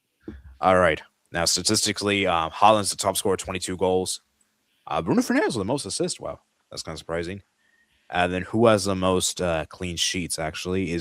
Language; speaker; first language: English; native; English